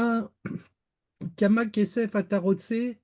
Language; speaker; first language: Hebrew; non-native, learner; French